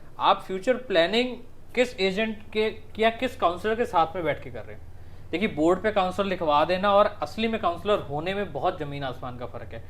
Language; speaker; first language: Hindi; non-native, local second language; Punjabi